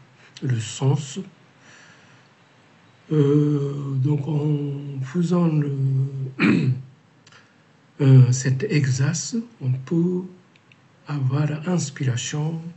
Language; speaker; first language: French; non-native, learner; Japanese